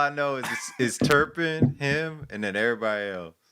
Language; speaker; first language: English; native; English